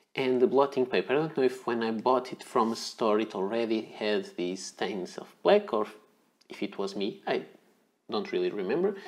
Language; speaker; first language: English; non-native, fluent; Portuguese